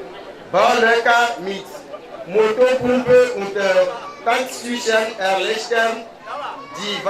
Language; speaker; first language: German; non-native, learner; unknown